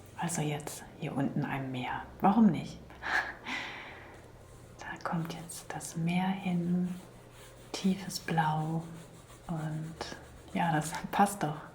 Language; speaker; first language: German; native; German